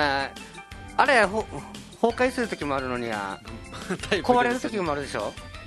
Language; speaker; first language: Japanese; native; Japanese